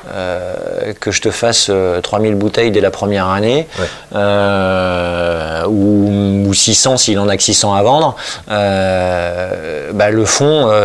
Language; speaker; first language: French; native; French